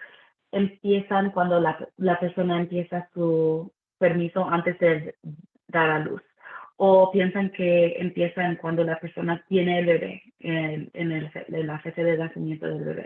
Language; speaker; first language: Spanish; early bilingual, heritage; Spanish